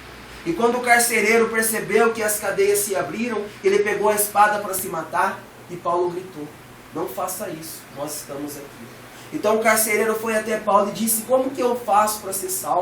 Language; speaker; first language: Portuguese; native; Portuguese